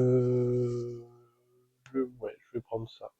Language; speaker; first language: French; native; French